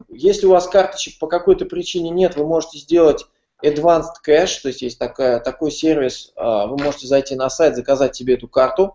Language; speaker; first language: Russian; native; Russian